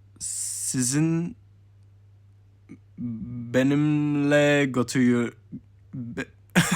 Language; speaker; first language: Turkish; early bilingual, heritage; Turkish